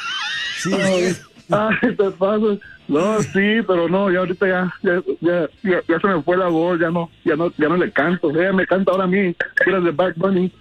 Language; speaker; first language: Spanish; native; Spanish